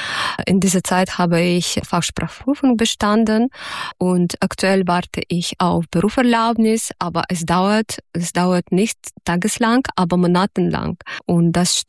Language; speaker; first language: German; non-native, fluent; Ukrainian